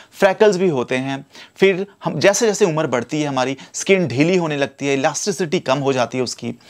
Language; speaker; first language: Hindi; native; Hindi